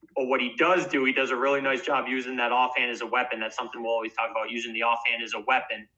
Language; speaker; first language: English; native; English